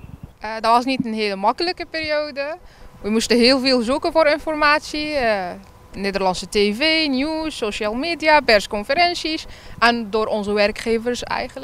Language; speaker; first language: Dutch; non-native, fluent; Arabic